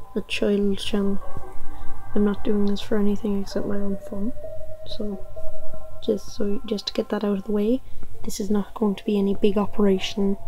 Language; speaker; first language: English; native; English